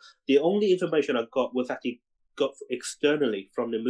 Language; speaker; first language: English; non-native, local second language; Cantonese